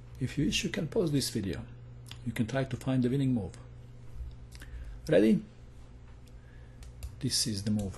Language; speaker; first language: English; non-native, fluent; Croatian